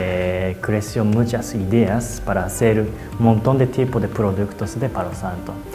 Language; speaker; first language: Spanish; non-native, learner; Japanese